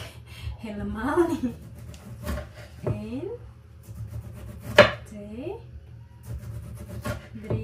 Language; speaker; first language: Dutch; non-native, learner; Indonesian